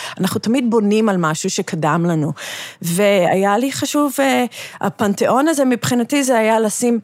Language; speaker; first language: Hebrew; early bilingual, other home language; English